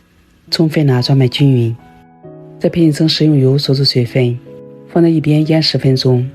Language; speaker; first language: Chinese; native; Chinese